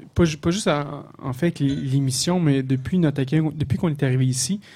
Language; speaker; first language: French; native; French